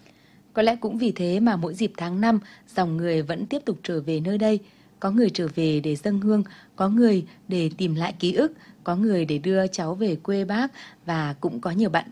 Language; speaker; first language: Vietnamese; native; Vietnamese